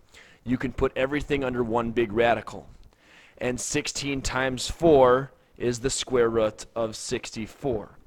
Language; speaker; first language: English; native; English